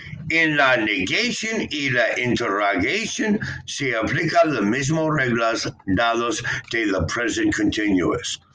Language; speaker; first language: Spanish; non-native, learner; English